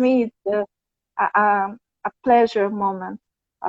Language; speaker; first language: English; non-native, fluent; Portuguese